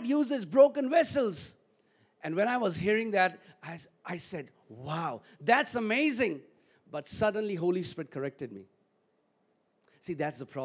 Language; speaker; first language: English; non-native, local second language; Hindi